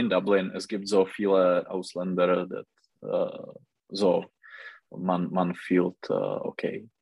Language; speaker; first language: German; non-native, learner; Czech